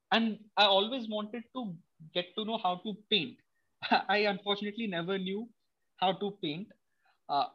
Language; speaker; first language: English; non-native, local second language; Odia